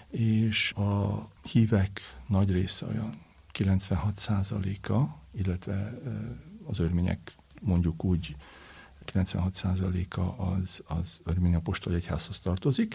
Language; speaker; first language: Hungarian; native; Hungarian